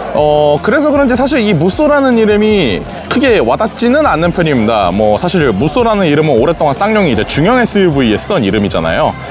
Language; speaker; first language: Korean; native; Korean